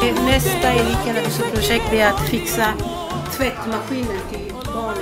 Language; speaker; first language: Swedish; non-native, fluent; Lingala